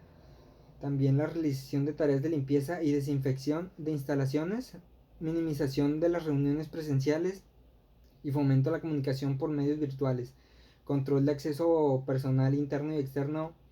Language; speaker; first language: Spanish; native; Spanish